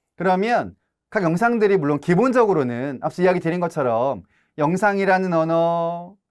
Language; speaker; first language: Korean; native; Korean